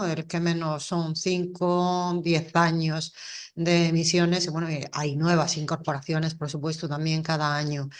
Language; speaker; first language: Spanish; native; Spanish